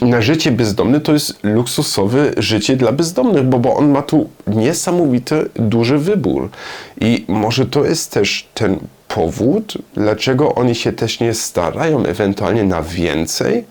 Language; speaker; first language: Polish; non-native, learner; German